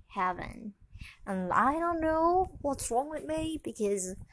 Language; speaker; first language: English; non-native, learner; Indonesian